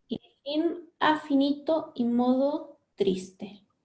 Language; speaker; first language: Italian; non-native, learner; Spanish